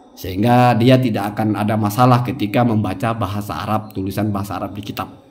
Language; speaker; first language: Indonesian; non-native, local second language; Madurese